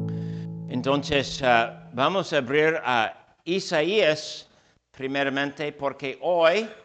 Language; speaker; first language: Spanish; non-native, fluent; English